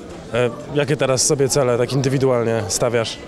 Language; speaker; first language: Polish; native; Polish